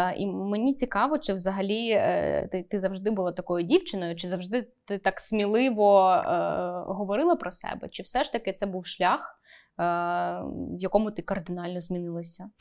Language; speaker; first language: Ukrainian; native; Ukrainian